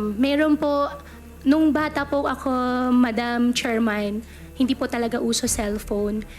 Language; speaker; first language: Filipino; native; Filipino